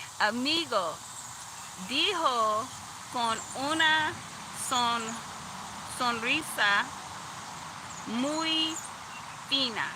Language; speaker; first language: Spanish; non-native, learner; English